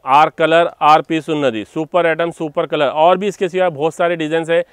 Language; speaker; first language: Hindi; non-native, local second language; Telugu